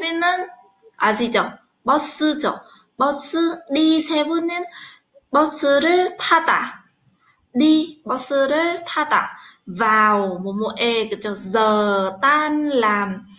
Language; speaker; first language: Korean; non-native, fluent; Vietnamese